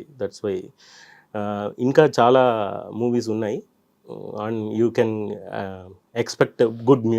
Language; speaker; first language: Telugu; non-native, learner; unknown